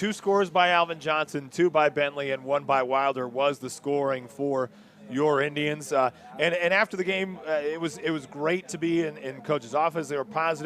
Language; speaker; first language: English; native; English